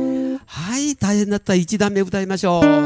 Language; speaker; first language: Japanese; native; Japanese